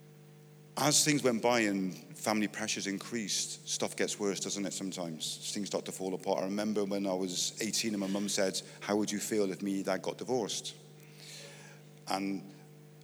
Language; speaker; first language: English; native; English